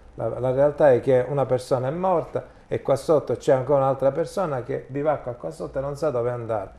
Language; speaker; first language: Italian; native; Italian